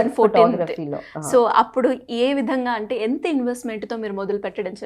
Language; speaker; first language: Telugu; native; Telugu